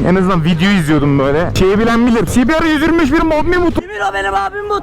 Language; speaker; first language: Turkish; native; Turkish